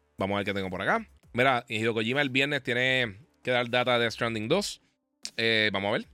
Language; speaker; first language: Spanish; native; Spanish